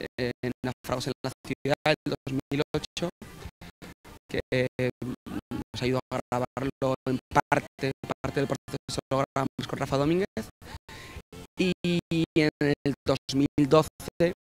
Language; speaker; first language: Spanish; native; Spanish